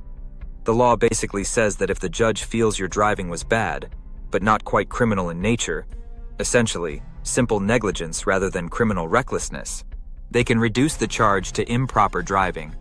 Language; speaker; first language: English; native; English